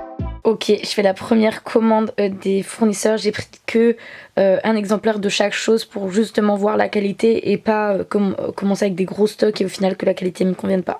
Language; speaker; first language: French; native; French